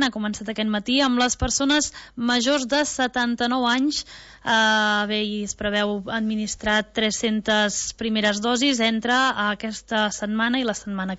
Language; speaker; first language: Catalan; native; Catalan